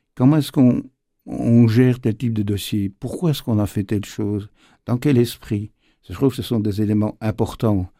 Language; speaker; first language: French; native; French